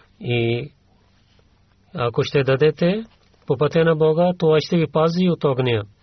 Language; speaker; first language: Bulgarian; non-native, learner; Urdu